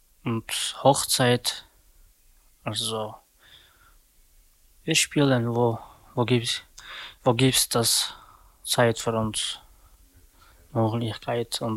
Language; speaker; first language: German; non-native, learner; Slovak